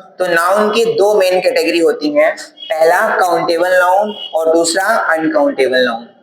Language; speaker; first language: Hindi; native; Hindi